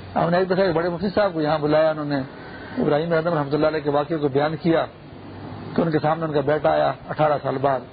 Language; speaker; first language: Urdu; non-native, local second language; Pashto